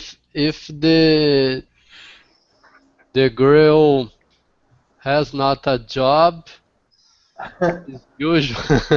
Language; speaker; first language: English; non-native, learner; Portuguese